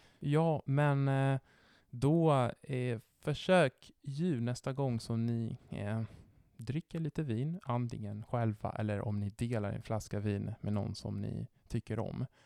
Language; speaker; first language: Swedish; non-native, fluent; Italian